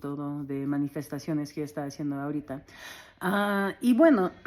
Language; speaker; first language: Spanish; early bilingual, other home language; English